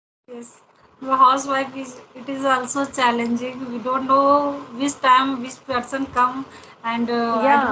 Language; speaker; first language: English; non-native, learner; Hindi